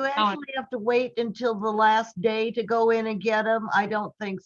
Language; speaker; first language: English; native; English